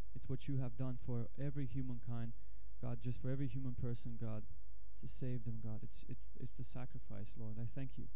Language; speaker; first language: English; non-native, fluent; Latvian